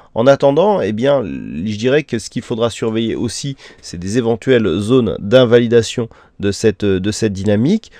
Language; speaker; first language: French; native; French